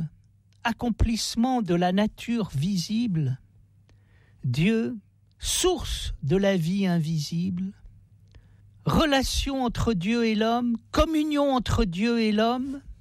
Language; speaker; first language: French; native; French